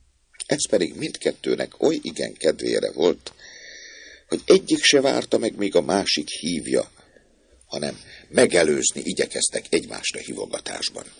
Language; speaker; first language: Hungarian; native; Hungarian